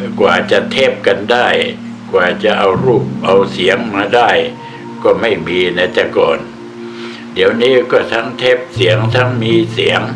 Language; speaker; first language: Thai; native; Thai